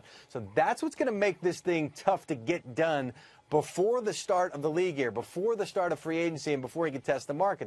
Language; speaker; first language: English; native; English